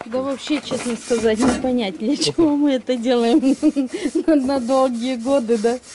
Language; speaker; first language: Russian; native; Russian